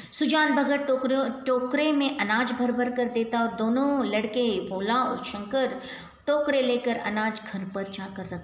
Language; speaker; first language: Hindi; non-native, local second language; Kannada